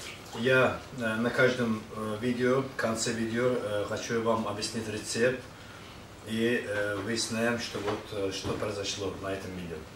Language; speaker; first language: Russian; non-native, fluent; Azerbaijani